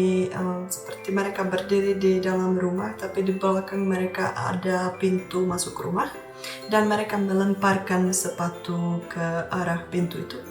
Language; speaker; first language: Indonesian; non-native, fluent; Czech